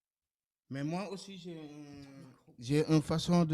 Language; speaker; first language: French; non-native, local second language; Wolof